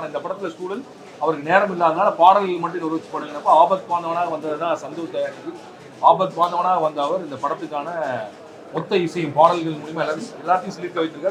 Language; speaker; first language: Tamil; native; Tamil